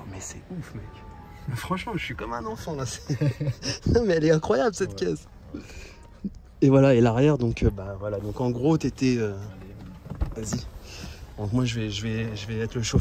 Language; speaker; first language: French; native; French